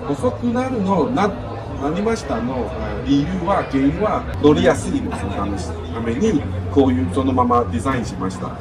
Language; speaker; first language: Japanese; non-native, learner; Chinese